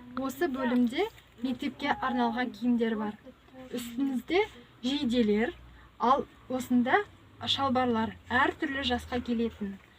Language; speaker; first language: Kazakh; non-native, local second language; Russian